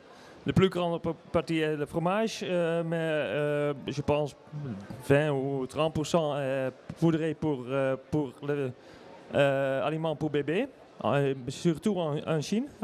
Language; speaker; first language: French; non-native, learner; Dutch